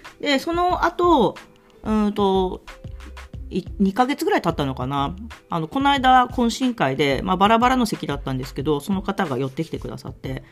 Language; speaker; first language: Japanese; native; Japanese